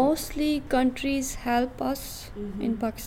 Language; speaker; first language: English; non-native, learner; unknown